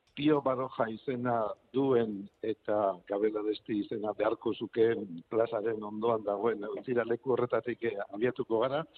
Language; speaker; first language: Basque; native; Basque